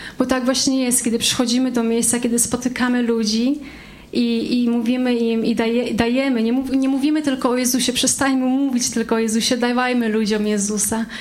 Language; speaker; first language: Polish; native; Polish